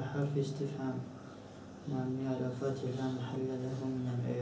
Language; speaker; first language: Arabic; non-native, learner; Chechen